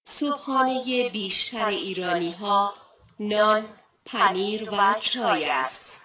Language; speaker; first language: Persian; non-native, fluent; Turkish